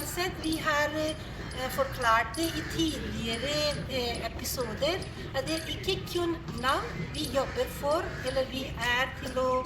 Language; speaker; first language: Norwegian; non-native, fluent; Urdu